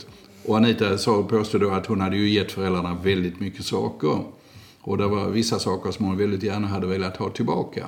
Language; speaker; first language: Swedish; native; Swedish